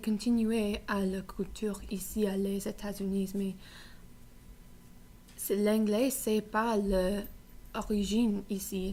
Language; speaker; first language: French; non-native, learner; English